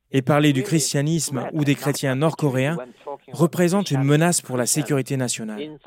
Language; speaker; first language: French; non-native, fluent; Korean